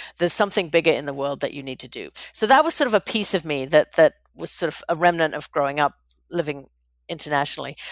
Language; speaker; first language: English; native; English